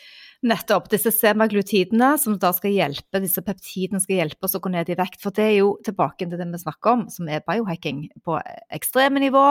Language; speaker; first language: Norwegian; native; Norwegian